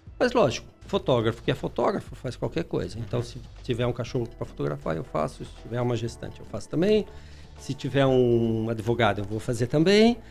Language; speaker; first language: Portuguese; early bilingual, other home language; Spanish